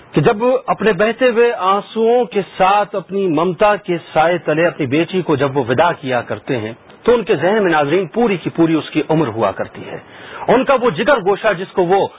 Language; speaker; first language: Urdu; native; Urdu